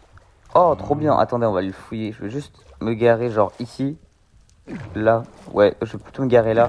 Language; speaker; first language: French; native; French